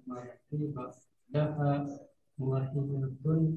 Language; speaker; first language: Arabic; non-native, learner; Indonesian